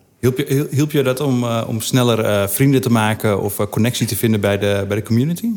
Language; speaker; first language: Dutch; native; Dutch